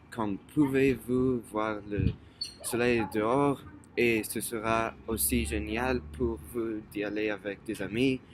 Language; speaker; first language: French; non-native, fluent; English